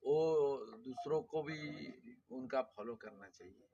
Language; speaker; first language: Hindi; non-native, local second language; Bangla